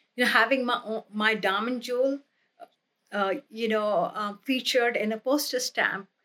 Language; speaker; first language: English; non-native, local second language; Hindi